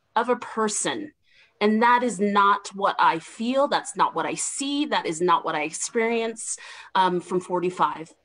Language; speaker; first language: English; native; English